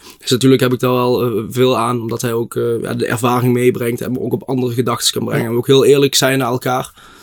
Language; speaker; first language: Dutch; native; Dutch